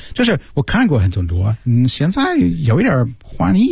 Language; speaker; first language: Chinese; non-native, fluent; English